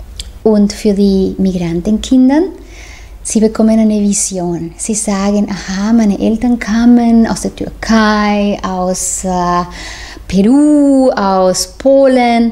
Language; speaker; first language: German; non-native, fluent; Spanish